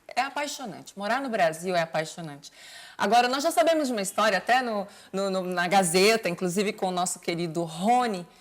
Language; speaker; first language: Portuguese; native; Portuguese